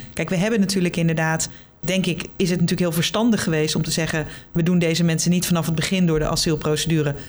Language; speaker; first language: Dutch; native; Dutch